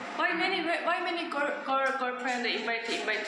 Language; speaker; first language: English; non-native, learner; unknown